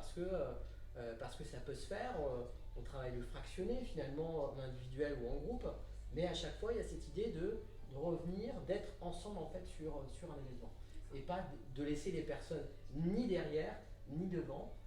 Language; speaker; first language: French; native; French